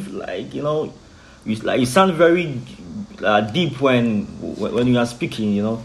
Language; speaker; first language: English; non-native, local second language; Akan